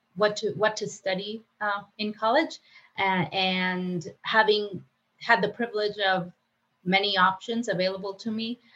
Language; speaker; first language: English; non-native, fluent; Spanish